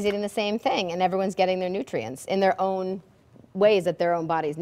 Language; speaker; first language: English; native; English